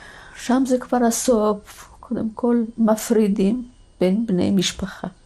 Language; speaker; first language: Hebrew; non-native, fluent; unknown